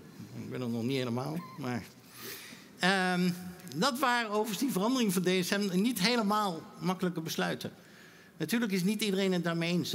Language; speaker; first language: Dutch; native; Dutch